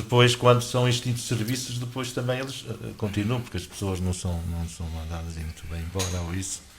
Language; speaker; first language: Portuguese; native; Portuguese